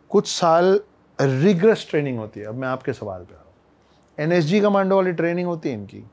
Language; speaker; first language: Hindi; native; Hindi